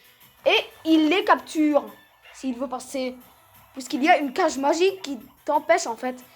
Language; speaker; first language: French; native; French